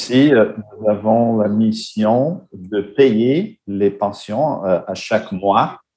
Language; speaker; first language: French; non-native, fluent; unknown